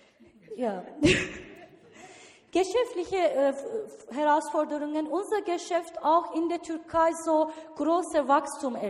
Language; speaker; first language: German; non-native, learner; Turkish